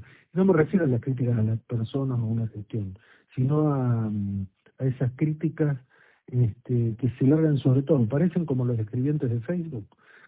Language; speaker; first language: Spanish; native; Spanish